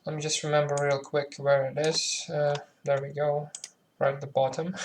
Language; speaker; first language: English; non-native, fluent; Ukrainian